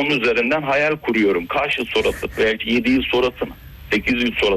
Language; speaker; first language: Turkish; native; Turkish